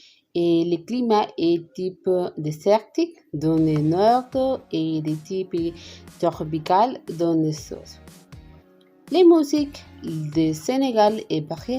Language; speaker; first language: French; non-native, learner; Spanish